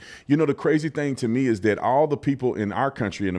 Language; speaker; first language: English; native; English